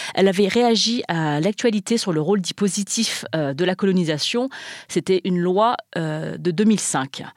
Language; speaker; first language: French; early bilingual, other home language; Chinese